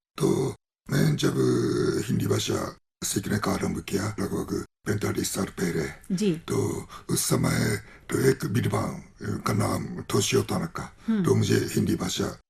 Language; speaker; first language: Hindi; non-native, fluent; Japanese